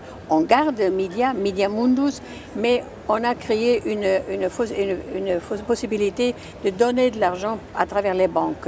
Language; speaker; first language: French; non-native, fluent; German